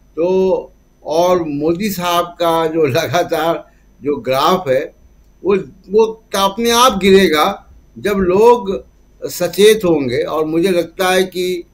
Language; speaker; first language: Hindi; native; Hindi